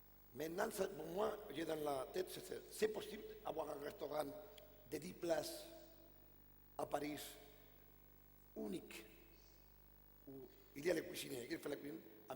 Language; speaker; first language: French; non-native, fluent; Catalan